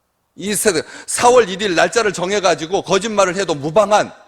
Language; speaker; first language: Korean; native; Korean